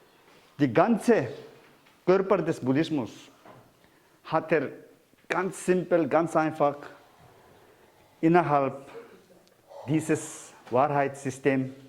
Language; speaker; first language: German; non-native, learner; Tibetan